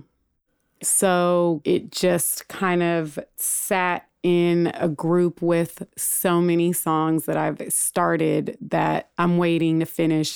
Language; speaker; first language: English; native; English